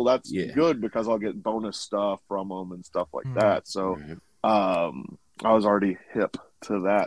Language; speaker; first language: English; native; English